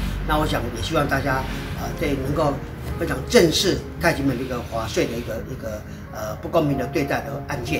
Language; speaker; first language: Chinese; native; Chinese